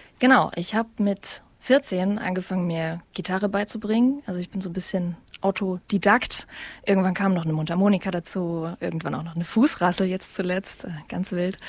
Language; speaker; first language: German; native; German